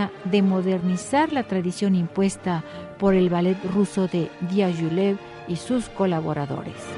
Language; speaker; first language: Spanish; native; Spanish